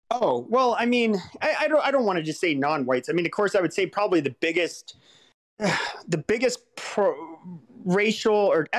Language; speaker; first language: English; native; English